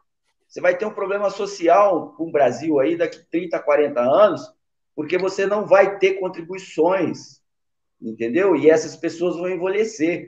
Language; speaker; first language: Portuguese; native; Portuguese